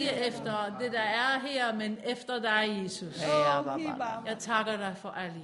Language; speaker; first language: Danish; non-native, fluent; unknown